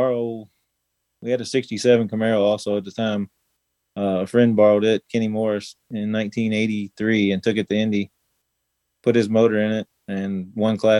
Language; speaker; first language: English; native; English